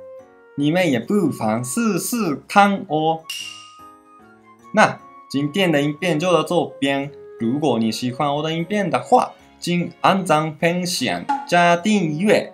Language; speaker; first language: Chinese; non-native, fluent; Japanese